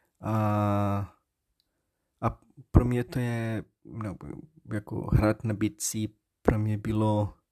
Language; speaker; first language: Czech; non-native, learner; Portuguese